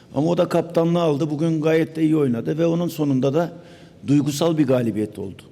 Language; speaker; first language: Turkish; native; Turkish